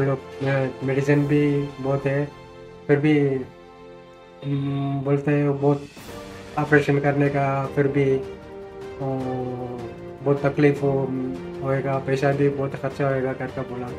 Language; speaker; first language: Hindi; non-native, local second language; Tamil